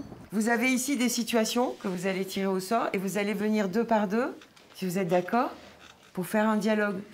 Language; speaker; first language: French; native; French